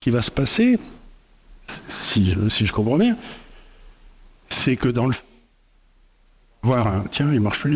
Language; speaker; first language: French; native; French